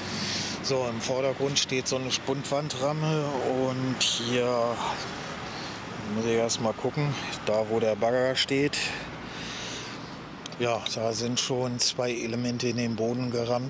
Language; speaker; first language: German; native; German